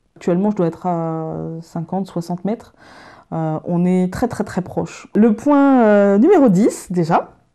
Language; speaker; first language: French; native; French